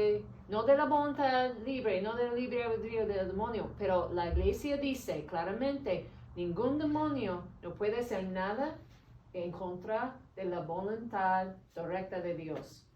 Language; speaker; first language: Spanish; non-native, learner; English